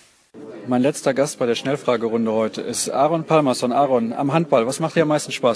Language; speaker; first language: German; native; German